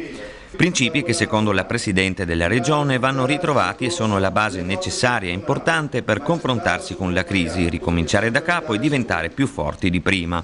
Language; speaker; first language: Italian; native; Italian